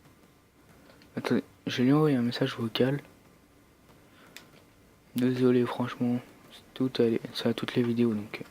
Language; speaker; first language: French; native; French